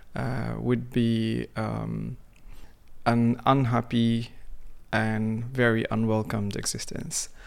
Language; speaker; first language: English; non-native, fluent; Arabic